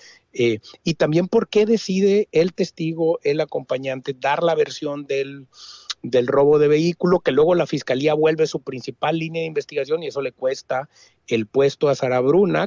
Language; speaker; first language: Spanish; native; Spanish